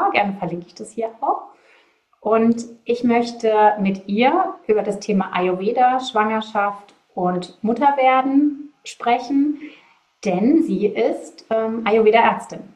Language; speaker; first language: German; native; German